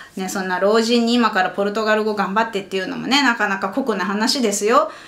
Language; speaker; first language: Japanese; native; Japanese